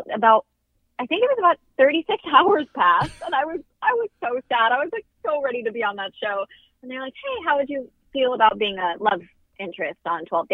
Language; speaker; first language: English; native; English